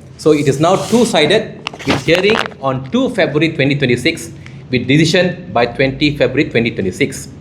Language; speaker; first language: English; non-native, local second language; Tamil